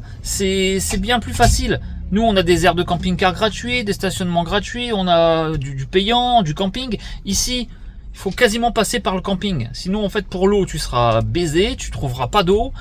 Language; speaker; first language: French; native; French